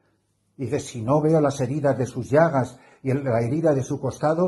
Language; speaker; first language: Spanish; native; Spanish